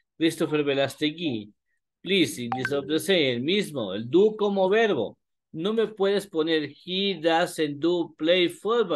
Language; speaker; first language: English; non-native, learner; Spanish